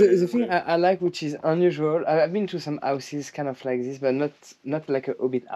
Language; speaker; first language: English; non-native, fluent; French